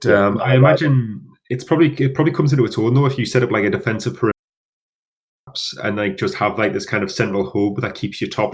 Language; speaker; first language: English; native; English